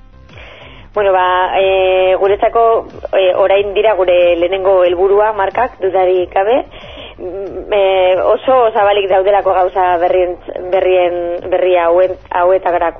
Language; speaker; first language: Basque; non-native, local second language; Spanish